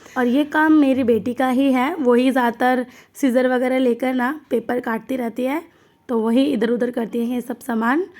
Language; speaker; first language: Hindi; non-native, local second language; Bangla